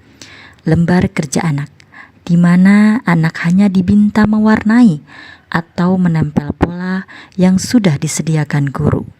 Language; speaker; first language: Indonesian; native; Indonesian